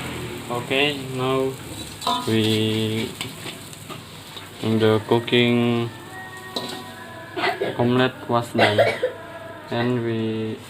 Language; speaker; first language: English; non-native, learner; Indonesian